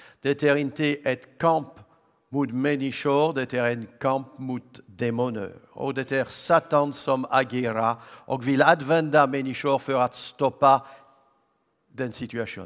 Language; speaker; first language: Swedish; non-native, learner; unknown